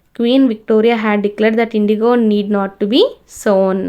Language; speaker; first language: English; non-native, local second language; Telugu